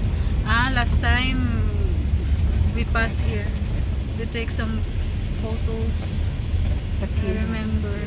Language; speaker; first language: English; non-native, local second language; Filipino